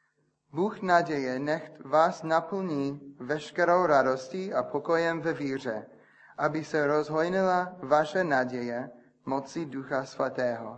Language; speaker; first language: Czech; non-native, fluent; English